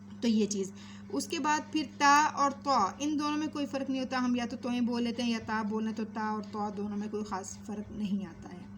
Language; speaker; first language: Urdu; native; Urdu